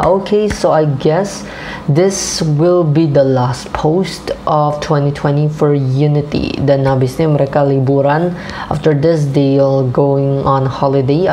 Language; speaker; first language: English; non-native, fluent; Indonesian